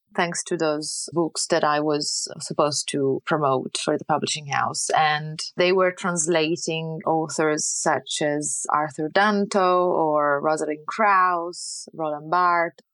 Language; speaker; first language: English; non-native, fluent; Italian